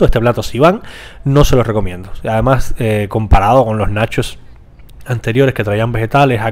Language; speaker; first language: Spanish; native; Spanish